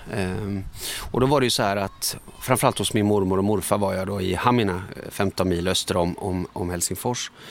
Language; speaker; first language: Swedish; early bilingual, other home language; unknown